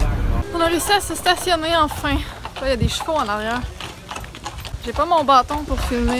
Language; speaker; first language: French; native; French